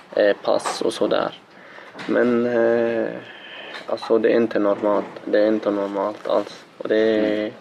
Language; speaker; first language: Swedish; non-native, fluent; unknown